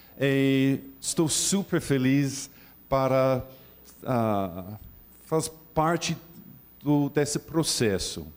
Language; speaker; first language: Portuguese; non-native, learner; English